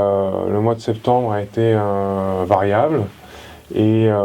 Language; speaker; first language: French; native; French